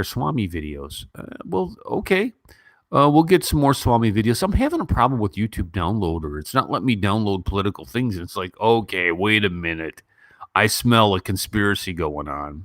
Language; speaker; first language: English; native; English